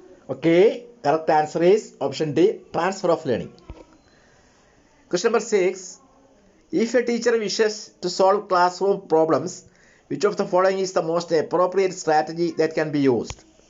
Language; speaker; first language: English; non-native, local second language; Malayalam